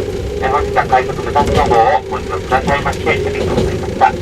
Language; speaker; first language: Japanese; native; Japanese